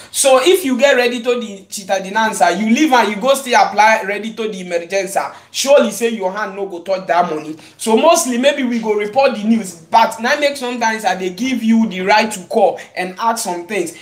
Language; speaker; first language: English; non-native, local second language; Igbo